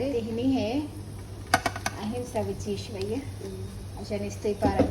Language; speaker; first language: Arabic; non-native, learner; Urdu